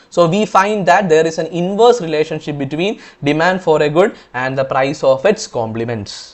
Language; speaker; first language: English; non-native, local second language; Malayalam